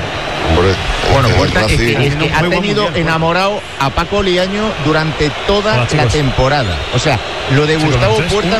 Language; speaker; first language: Spanish; native; Spanish